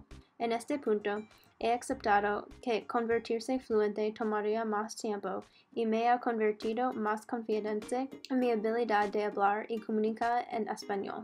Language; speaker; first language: Spanish; non-native, learner; English